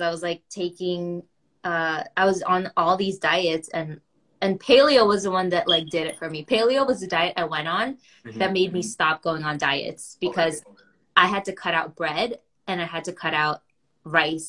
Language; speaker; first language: English; early bilingual, other home language; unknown